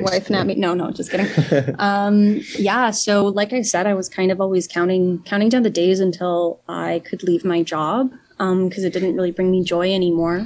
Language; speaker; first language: English; native; English